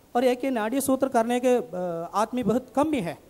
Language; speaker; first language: Hindi; non-native, local second language; Malayalam